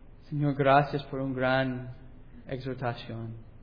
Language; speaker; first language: Spanish; non-native, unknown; English